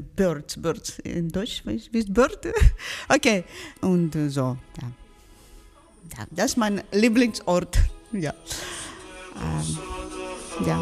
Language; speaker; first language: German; non-native, learner; Ukrainian